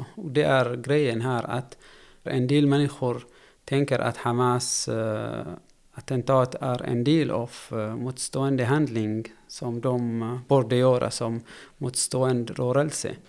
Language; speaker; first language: Swedish; non-native, fluent; Arabic